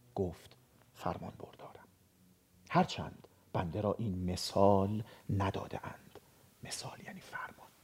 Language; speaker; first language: Persian; native; Persian